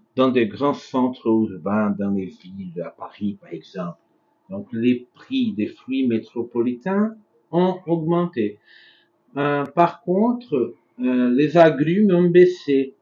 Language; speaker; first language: French; non-native, fluent; Portuguese